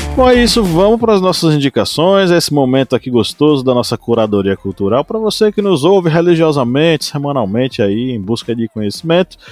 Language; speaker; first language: Portuguese; native; Portuguese